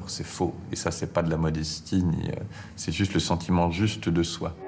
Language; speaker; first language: French; native; French